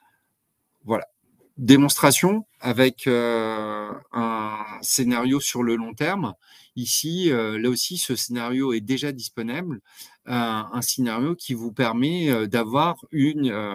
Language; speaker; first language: French; native; French